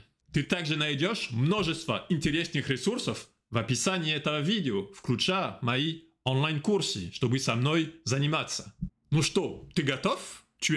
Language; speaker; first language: Russian; non-native, fluent; French